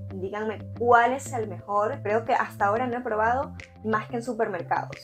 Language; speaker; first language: Spanish; native; Spanish